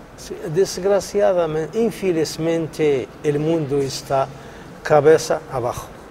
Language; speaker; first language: Spanish; non-native, local second language; Arabic